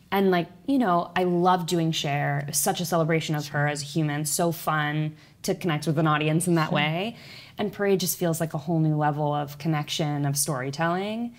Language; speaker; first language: English; native; English